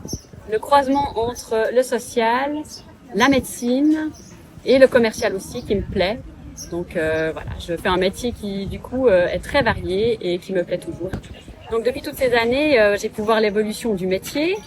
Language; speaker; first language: French; native; French